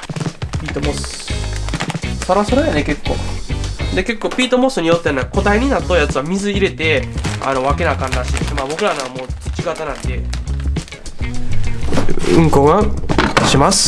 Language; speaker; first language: Japanese; native; Japanese